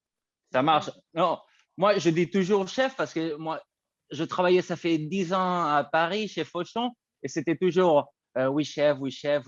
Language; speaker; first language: French; non-native, fluent; Spanish